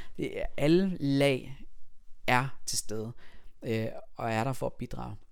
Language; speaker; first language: Danish; early bilingual, other home language; Persian